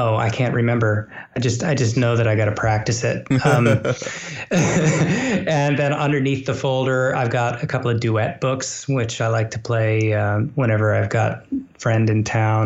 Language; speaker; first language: English; native; English